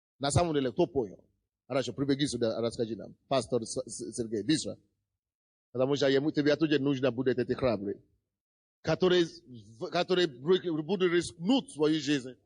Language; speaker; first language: Russian; non-native, fluent; Yoruba